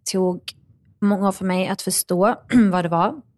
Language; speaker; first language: Swedish; early bilingual, other home language; Arabic